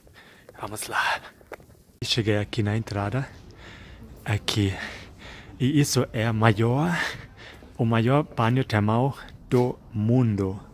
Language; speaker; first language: Portuguese; non-native, fluent; German